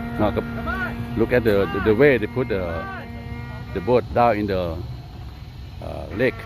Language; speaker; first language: English; non-native, fluent; Lao